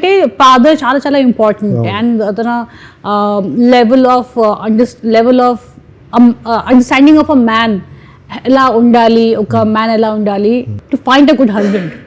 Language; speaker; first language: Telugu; non-native, fluent; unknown